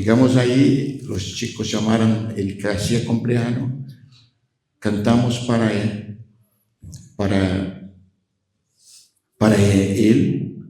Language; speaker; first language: Spanish; non-native, fluent; Portuguese